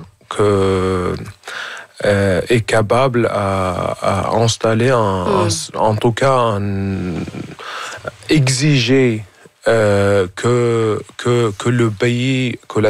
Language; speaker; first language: French; non-native, fluent; Arabic